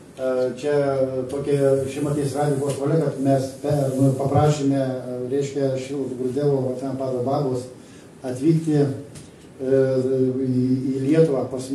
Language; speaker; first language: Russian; non-native, learner; Lithuanian